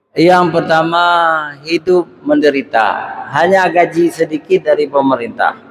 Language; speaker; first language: Malay; non-native, local second language; Achinese